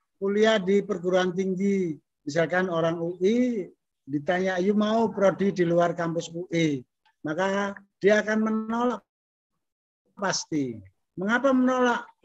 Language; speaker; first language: Indonesian; native; Indonesian